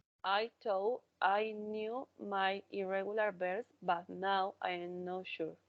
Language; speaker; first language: English; non-native, learner; Spanish